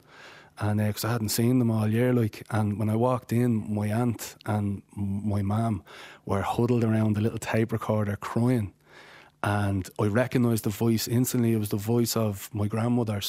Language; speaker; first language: English; native; English